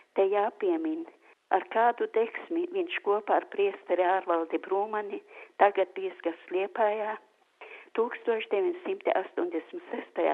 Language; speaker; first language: Latvian; native; Latvian